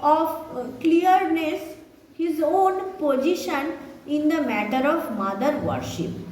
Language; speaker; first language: English; non-native, local second language; Bangla